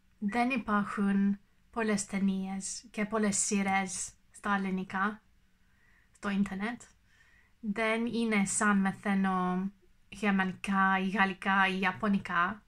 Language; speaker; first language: Greek; non-native, learner; English